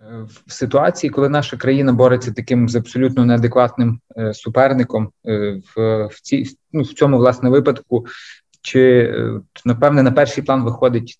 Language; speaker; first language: Ukrainian; native; Ukrainian